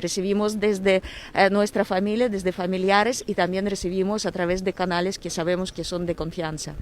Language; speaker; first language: Spanish; non-native, fluent; Ukrainian